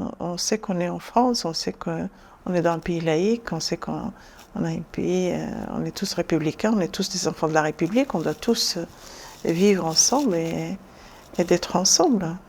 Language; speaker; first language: French; non-native, local second language; Arabic